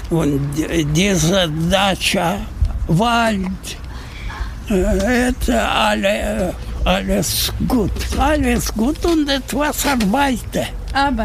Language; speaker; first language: German; non-native, learner; Russian